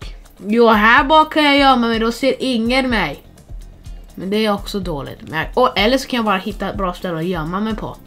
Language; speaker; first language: Swedish; non-native, fluent; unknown